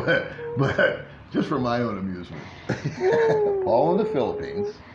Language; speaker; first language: English; native; English